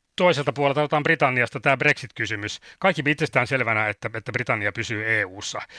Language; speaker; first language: Finnish; native; Finnish